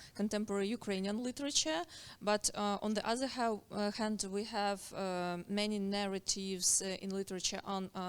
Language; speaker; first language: English; non-native, fluent; Ukrainian